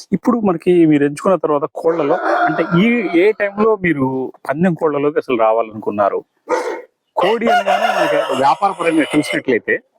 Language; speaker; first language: Telugu; native; Telugu